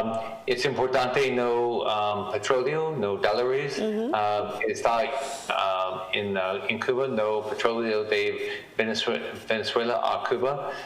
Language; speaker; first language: Spanish; non-native, learner; English